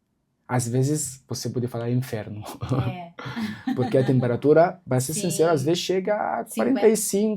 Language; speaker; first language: Portuguese; non-native, local second language; Arabic